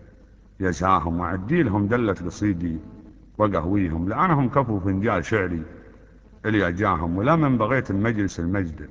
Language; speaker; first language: Arabic; native; Arabic